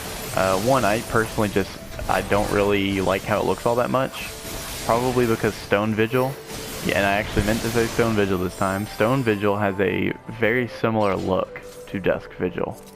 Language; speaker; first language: English; native; English